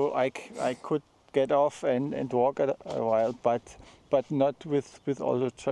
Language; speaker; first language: English; non-native, fluent; German